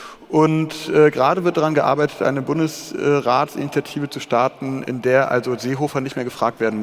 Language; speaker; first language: German; native; German